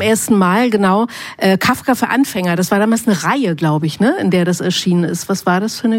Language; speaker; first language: German; native; German